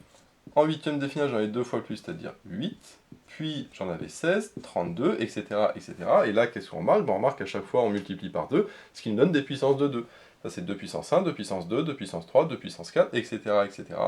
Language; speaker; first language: French; native; French